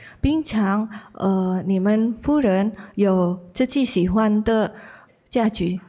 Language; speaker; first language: Chinese; non-native, learner; Indonesian